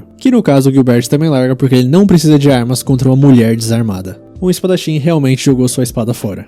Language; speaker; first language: Portuguese; native; Portuguese